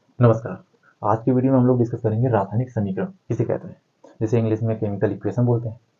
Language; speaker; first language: Hindi; native; Hindi